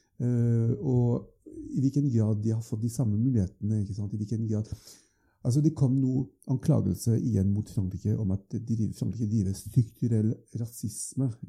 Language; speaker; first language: Norwegian; non-native, fluent; French